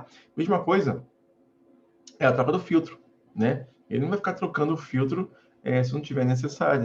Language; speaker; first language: Portuguese; native; Portuguese